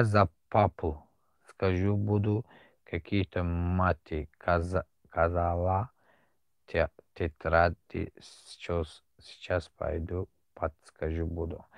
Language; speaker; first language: Russian; non-native, learner; Tajik